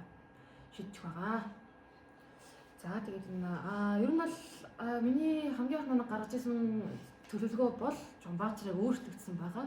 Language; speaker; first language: Mongolian; native; Mongolian